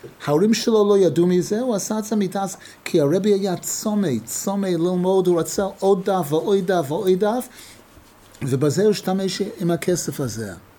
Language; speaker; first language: Hebrew; non-native, fluent; English